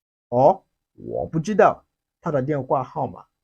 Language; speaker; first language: Chinese; non-native, fluent; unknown